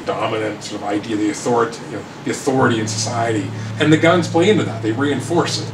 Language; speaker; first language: English; native; English